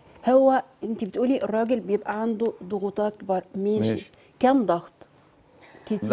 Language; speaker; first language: Arabic; native; Arabic